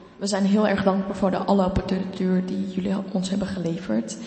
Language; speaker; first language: Dutch; non-native, fluent; Ukrainian